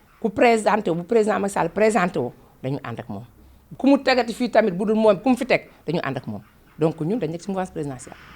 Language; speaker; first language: Wolof; non-native, local second language; Fula